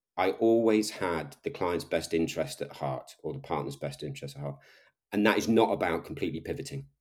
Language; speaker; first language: English; native; English